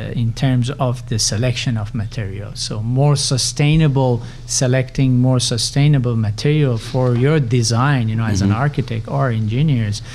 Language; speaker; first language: English; non-native, fluent; Persian